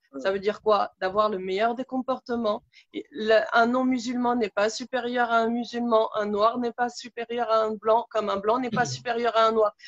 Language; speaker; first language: French; native; French